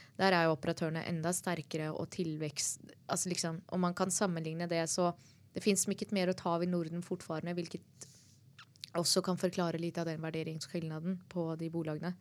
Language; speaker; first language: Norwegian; early bilingual, other home language; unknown